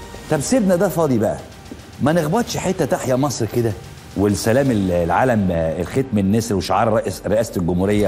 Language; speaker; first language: Arabic; native; Arabic